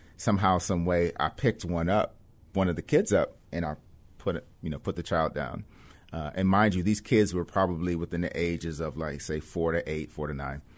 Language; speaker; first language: English; native; English